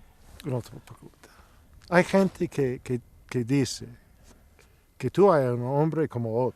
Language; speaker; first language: Spanish; non-native, learner; English